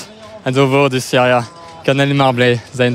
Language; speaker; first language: Dutch; non-native, local second language; French